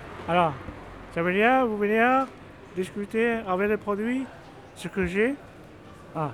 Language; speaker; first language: French; non-native, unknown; Hmong